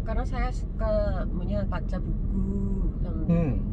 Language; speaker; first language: Indonesian; non-native, learner; Korean